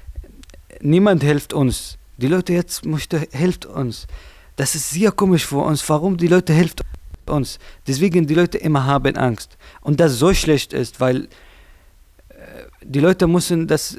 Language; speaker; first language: German; non-native, learner; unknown